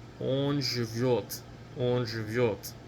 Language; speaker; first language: Russian; non-native, fluent; English